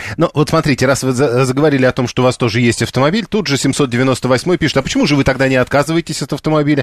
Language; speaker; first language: Russian; native; Russian